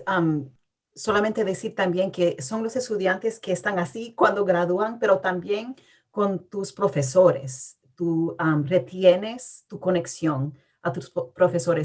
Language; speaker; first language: Spanish; early bilingual, heritage; English